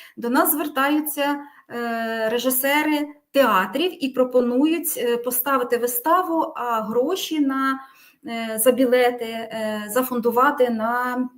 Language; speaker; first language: Ukrainian; native; Ukrainian